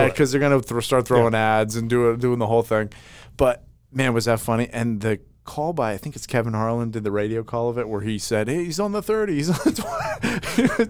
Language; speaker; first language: English; native; English